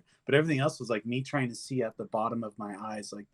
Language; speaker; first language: English; native; English